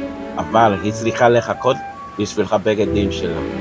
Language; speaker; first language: Hebrew; non-native, learner; English